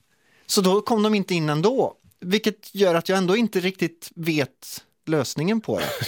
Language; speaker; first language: Swedish; native; Swedish